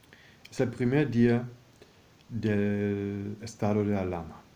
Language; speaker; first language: Spanish; non-native, fluent; German